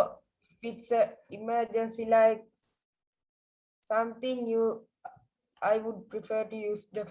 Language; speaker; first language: English; non-native, learner; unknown